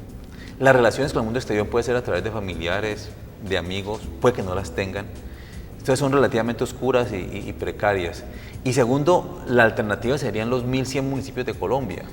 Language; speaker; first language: Spanish; native; Spanish